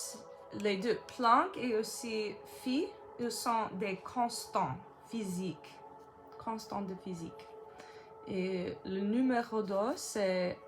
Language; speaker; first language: French; non-native, learner; English